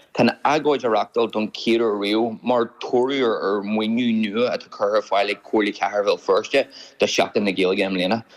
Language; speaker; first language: Irish; non-native, local second language; English